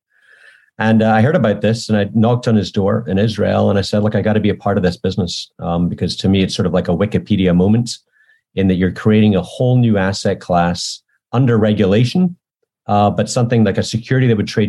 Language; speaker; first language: English; native; English